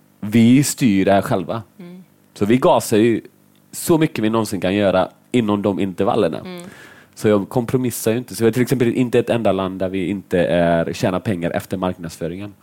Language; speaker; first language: Swedish; early bilingual, other home language; Finnish